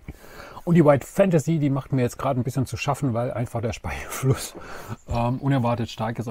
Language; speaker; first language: German; native; German